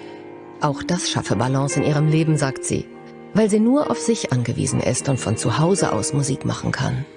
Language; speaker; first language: German; native; German